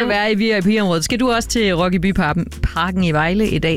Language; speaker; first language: Danish; native; Danish